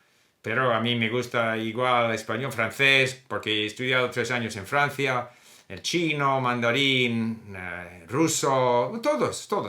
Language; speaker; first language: Spanish; non-native, fluent; English